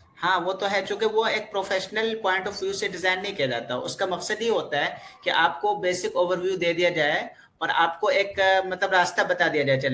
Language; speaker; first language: Hindi; native; Hindi